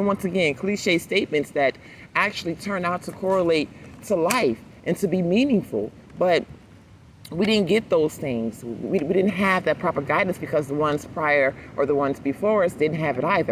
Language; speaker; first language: English; native; English